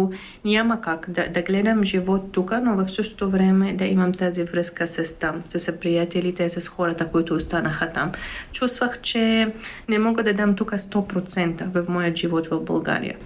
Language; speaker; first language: Bulgarian; non-native, fluent; Arabic